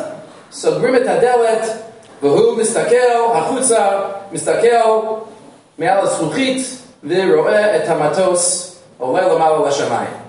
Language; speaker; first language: Hebrew; non-native, fluent; English